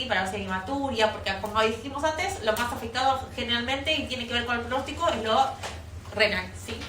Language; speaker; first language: Spanish; native; Spanish